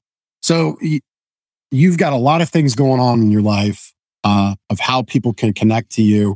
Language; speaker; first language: English; native; English